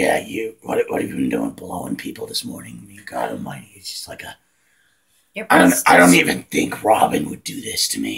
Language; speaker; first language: English; native; English